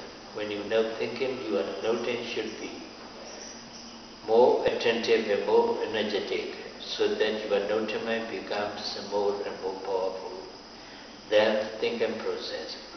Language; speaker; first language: English; non-native, fluent; Burmese